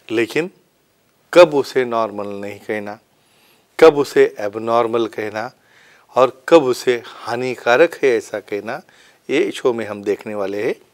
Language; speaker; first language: Hindi; non-native, local second language; Marathi